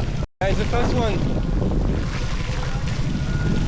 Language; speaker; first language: English; non-native, learner; French